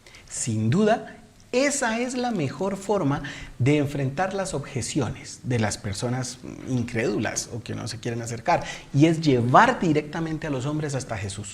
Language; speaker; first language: Spanish; native; Spanish